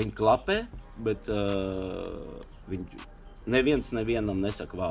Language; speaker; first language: Latvian; non-native, local second language; Russian